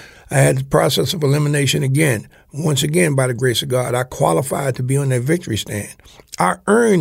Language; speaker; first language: English; native; English